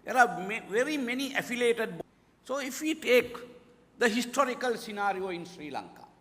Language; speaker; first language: English; non-native, local second language; Sinhala